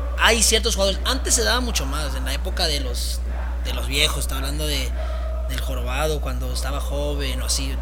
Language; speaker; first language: Spanish; early bilingual, heritage; Spanish